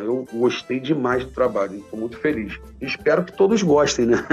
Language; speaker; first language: Portuguese; native; Portuguese